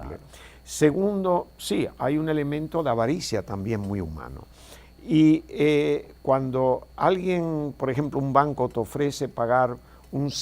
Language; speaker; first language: Spanish; native; Spanish